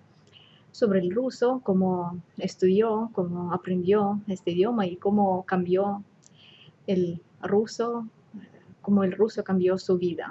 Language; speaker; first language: Spanish; non-native, fluent; Russian